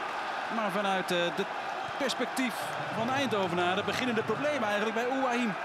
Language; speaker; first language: Dutch; native; Dutch